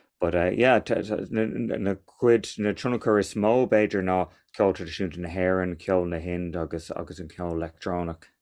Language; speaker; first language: Irish; non-native, local second language; English